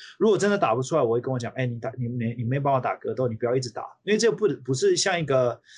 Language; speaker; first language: Chinese; early bilingual, heritage; Chinese